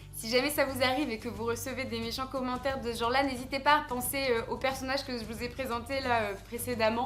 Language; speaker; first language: French; native; French